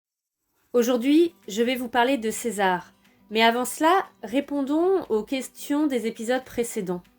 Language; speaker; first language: French; native; French